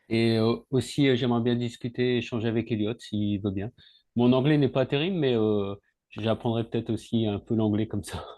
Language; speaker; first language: French; native; French